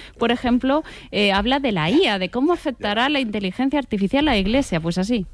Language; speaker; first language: Spanish; native; Spanish